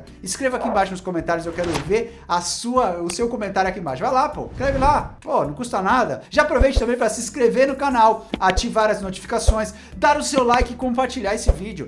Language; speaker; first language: Portuguese; native; Portuguese